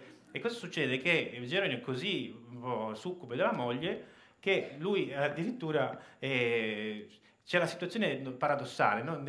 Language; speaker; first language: Italian; native; Italian